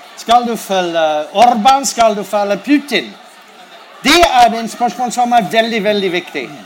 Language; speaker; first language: Norwegian; non-native, learner; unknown